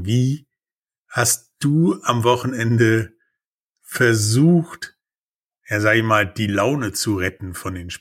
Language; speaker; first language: German; native; German